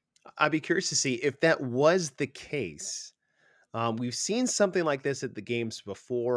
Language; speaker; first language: English; native; English